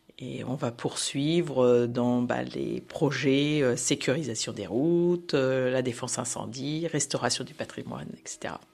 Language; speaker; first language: French; native; French